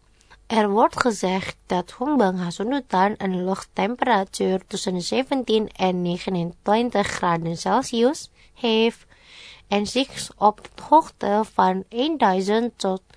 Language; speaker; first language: Dutch; non-native, fluent; Indonesian